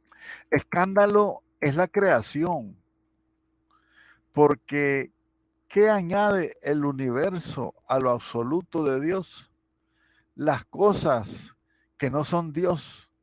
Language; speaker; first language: Spanish; native; Spanish